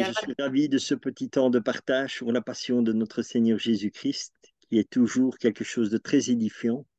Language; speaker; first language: French; native; French